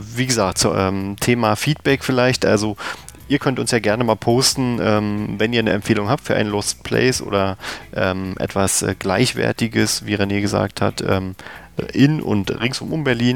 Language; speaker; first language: German; native; German